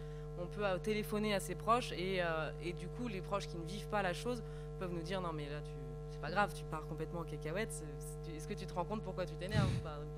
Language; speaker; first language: French; native; French